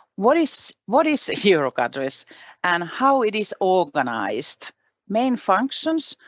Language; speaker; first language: English; non-native, fluent; Finnish